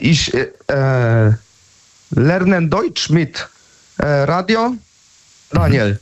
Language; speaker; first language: German; non-native, learner; Polish